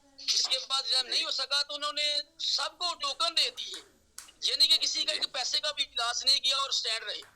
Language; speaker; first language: Urdu; non-native, local second language; Punjabi